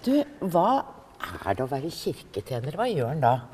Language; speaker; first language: Norwegian; native; Norwegian